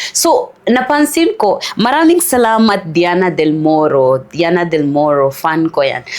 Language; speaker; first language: Filipino; non-native, fluent; Swahili